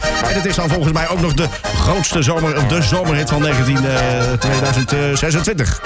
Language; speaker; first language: Dutch; native; Dutch